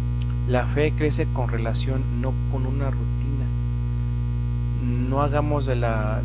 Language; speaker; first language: Spanish; native; Spanish